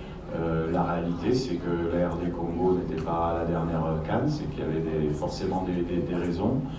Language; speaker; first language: French; native; French